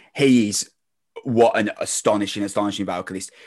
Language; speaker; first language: English; native; English